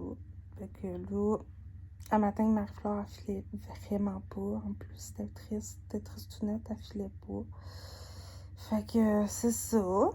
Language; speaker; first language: French; native; French